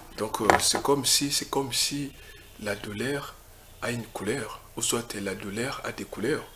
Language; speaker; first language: French; non-native, local second language; Lingala